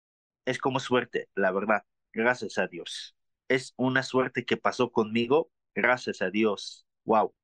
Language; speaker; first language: Spanish; non-native, learner; Arabic